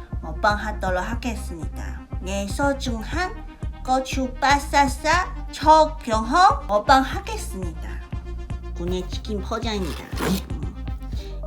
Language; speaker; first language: Korean; non-native, learner; Chinese